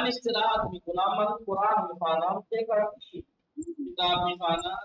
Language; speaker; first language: Persian; non-native, fluent; Urdu